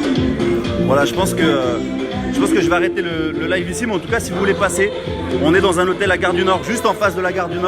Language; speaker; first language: French; native; French